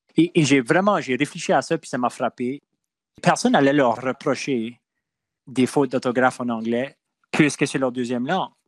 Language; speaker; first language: French; non-native, local second language; English